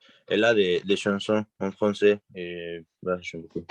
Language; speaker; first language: French; non-native, learner; Spanish